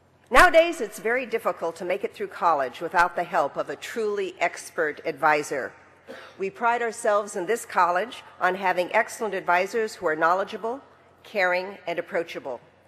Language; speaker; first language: English; native; English